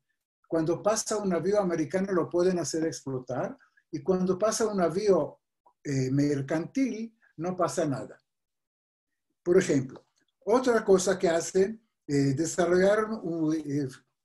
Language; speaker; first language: Spanish; non-native, fluent; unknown